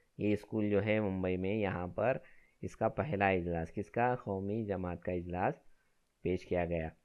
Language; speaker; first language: Urdu; native; Urdu